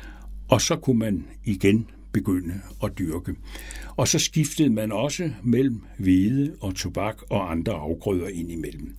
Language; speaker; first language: Danish; native; Danish